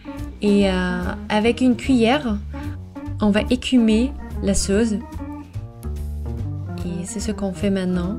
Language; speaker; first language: French; non-native, fluent; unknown